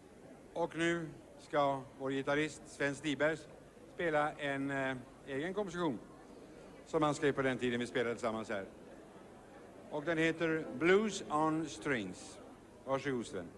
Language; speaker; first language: Swedish; native; Swedish